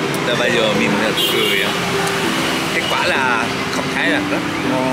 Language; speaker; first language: Vietnamese; non-native, learner; Japanese